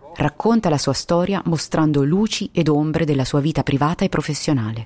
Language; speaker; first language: Italian; native; Italian